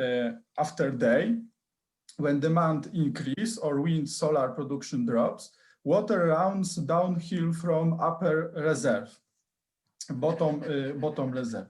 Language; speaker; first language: English; non-native, learner; Polish